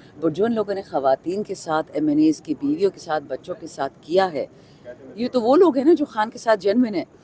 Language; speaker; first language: Urdu; non-native, local second language; Pashto